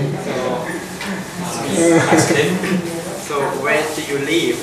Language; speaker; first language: English; non-native, learner; Khmer